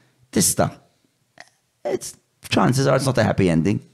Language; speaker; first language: English; non-native, local second language; Maltese